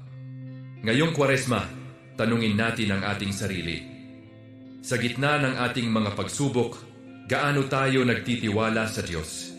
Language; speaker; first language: Filipino; native; Filipino